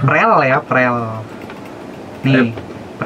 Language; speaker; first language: Indonesian; native; Indonesian